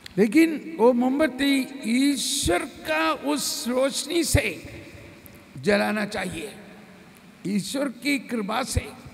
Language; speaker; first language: Hindi; non-native, local second language; Malayalam